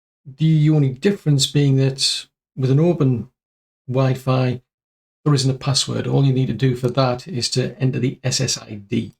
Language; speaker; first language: English; native; English